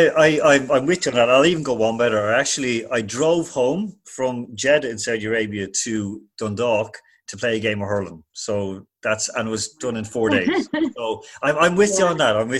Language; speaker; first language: English; native; English